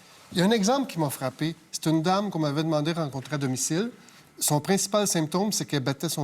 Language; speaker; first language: French; native; French